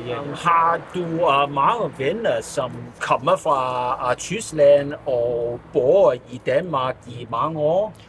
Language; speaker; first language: Danish; non-native, learner; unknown